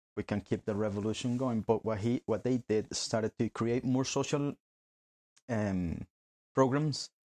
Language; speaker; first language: English; non-native, fluent; Spanish